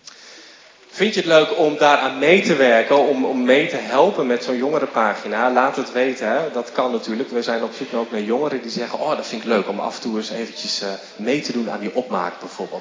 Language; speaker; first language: Dutch; native; Dutch